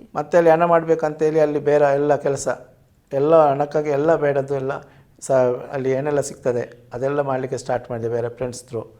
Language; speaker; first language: Kannada; non-native, local second language; Tulu